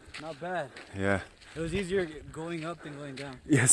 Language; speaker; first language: English; non-native, learner; Polish